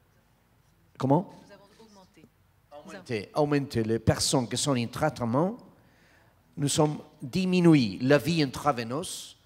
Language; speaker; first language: French; non-native, learner; Spanish